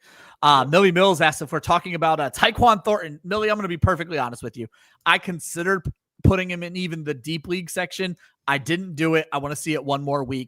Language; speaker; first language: English; native; English